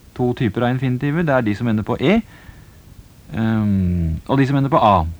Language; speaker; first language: Norwegian; native; Norwegian